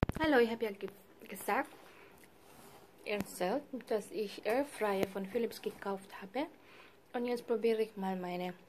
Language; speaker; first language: German; non-native, learner; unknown